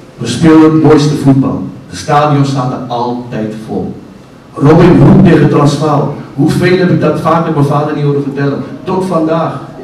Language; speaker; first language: Dutch; native; Dutch